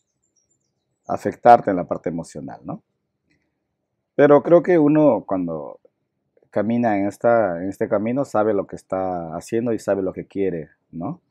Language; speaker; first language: Spanish; non-native, local second language; Shipibo-Conibo